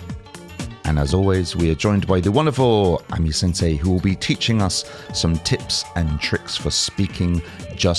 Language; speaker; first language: English; native; English